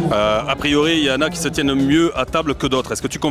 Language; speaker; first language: French; native; French